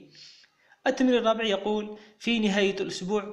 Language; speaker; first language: Arabic; native; Arabic